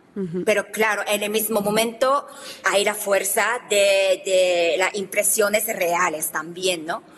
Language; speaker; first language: Spanish; non-native, fluent; Japanese